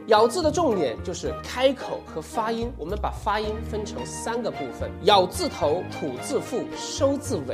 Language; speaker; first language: Chinese; native; Chinese